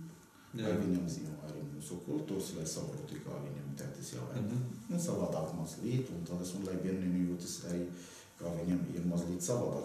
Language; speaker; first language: Latvian; non-native, learner; Arabic